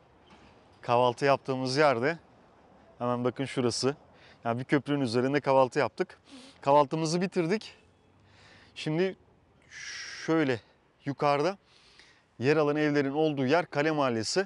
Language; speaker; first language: Turkish; native; Turkish